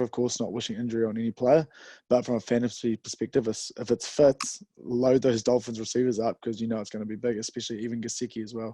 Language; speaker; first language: English; native; English